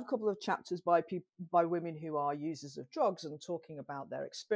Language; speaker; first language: English; native; English